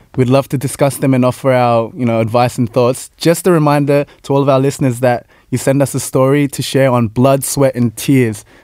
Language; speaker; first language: English; native; English